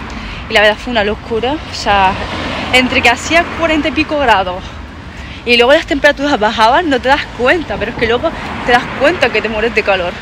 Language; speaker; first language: Spanish; native; Spanish